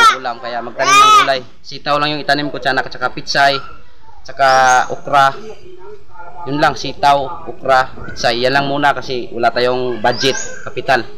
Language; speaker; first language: Filipino; non-native, local second language; Cebuano